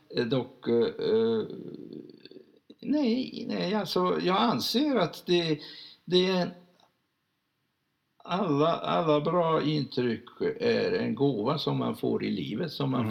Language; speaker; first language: Swedish; non-native, fluent; Hungarian